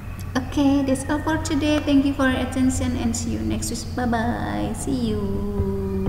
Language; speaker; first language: English; non-native, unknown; Indonesian